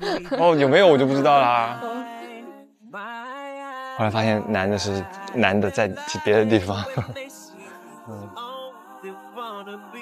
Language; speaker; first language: Chinese; native; Chinese